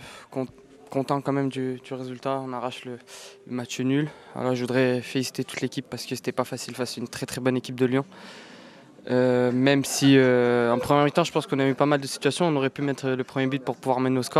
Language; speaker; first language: French; native; French